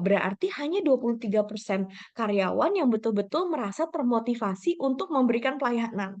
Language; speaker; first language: Indonesian; native; Indonesian